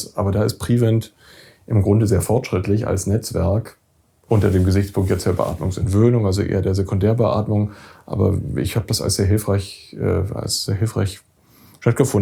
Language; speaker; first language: German; native; German